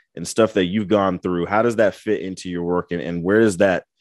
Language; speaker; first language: English; native; English